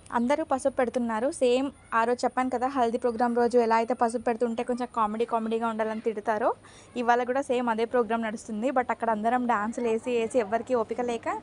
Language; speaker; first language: Telugu; non-native, local second language; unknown